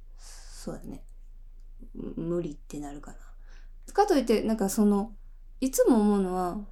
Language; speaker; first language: Japanese; native; Japanese